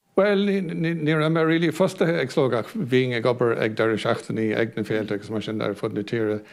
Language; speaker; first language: Irish; non-native, local second language; English